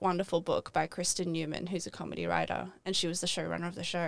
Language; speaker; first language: English; native; English